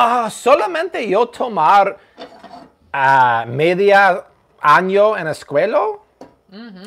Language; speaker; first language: Spanish; non-native, learner; English